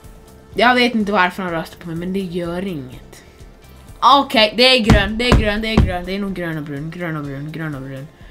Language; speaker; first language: Swedish; non-native, fluent; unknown